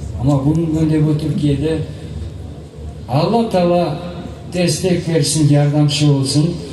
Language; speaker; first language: Turkish; non-native, learner; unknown